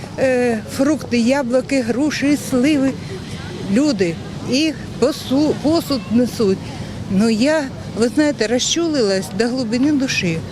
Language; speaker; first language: Ukrainian; non-native, local second language; Russian